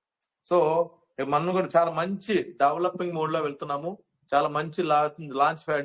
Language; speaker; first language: Telugu; native; Telugu